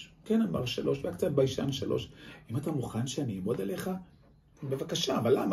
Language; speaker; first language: Hebrew; native; Hebrew